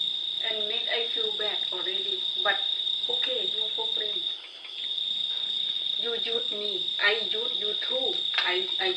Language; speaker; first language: English; non-native, learner; Thai